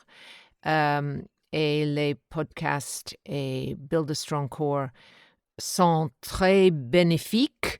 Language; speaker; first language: French; non-native, learner; English